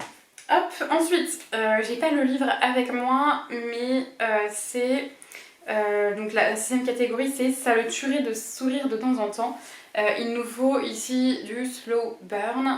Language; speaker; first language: French; native; French